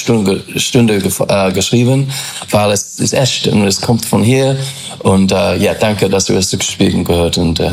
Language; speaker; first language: German; non-native, learner; English